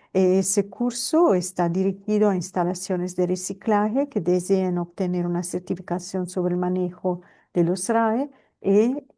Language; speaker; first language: Spanish; non-native, fluent; Italian